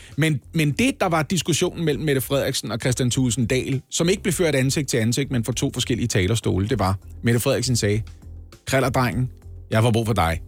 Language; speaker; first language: Danish; native; Danish